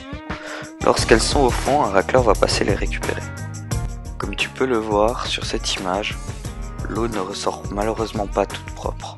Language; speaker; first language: French; native; French